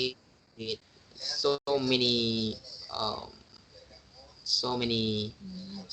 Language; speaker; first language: English; non-native, learner; Indonesian